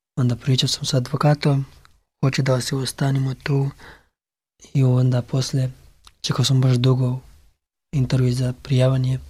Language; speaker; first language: Serbian; non-native, learner; Pashto